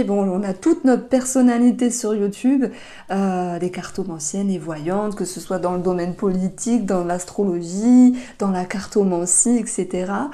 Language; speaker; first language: French; native; French